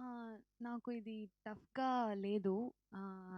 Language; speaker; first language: Telugu; non-native, learner; Tamil